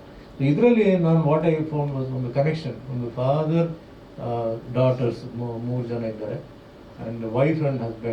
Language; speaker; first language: Kannada; non-native, local second language; Tulu